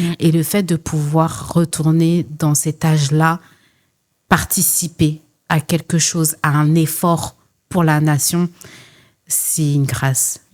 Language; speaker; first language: French; early bilingual, other home language; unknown